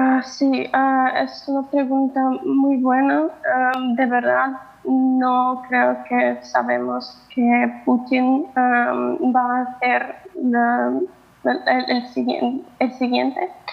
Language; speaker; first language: Spanish; non-native, fluent; Ukrainian